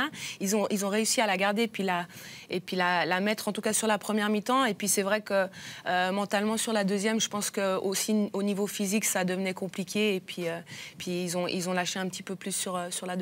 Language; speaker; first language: French; native; French